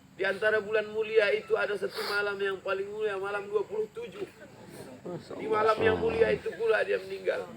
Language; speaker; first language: Indonesian; native; Indonesian